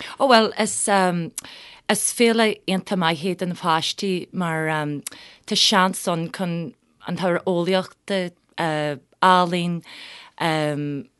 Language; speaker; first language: Irish; non-native, local second language; English